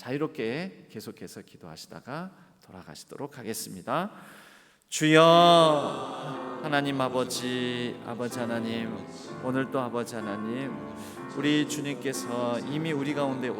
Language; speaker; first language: Korean; native; Korean